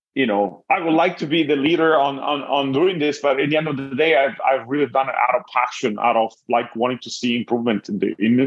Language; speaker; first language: English; non-native, fluent; Italian